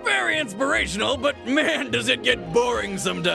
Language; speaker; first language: English; native; English